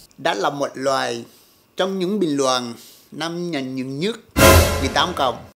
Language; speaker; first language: Vietnamese; non-native, fluent; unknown